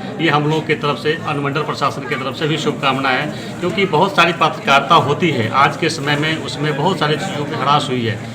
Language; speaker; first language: Hindi; native; Hindi